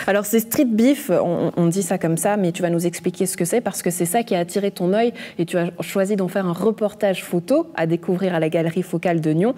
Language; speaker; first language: French; native; French